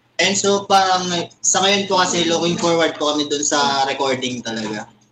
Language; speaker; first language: Filipino; native; Filipino